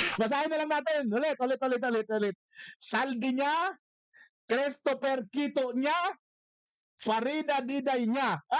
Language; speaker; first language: Filipino; native; Filipino